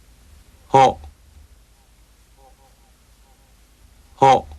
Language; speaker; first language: Japanese; native; Japanese